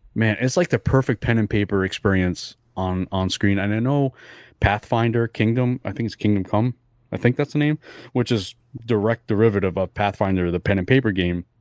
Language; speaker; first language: English; early bilingual, other home language; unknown